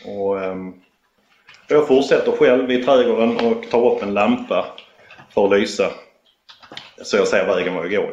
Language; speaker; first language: Swedish; native; Swedish